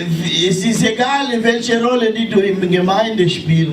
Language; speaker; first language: German; non-native, learner; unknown